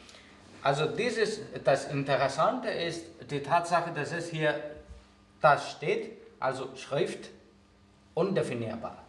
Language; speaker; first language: German; non-native, fluent; Greek